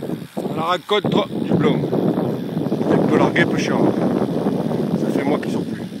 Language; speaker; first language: French; native; French